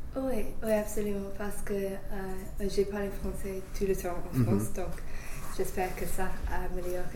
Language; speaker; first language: French; non-native, fluent; English